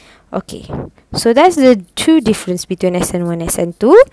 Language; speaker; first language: English; non-native, local second language; Malay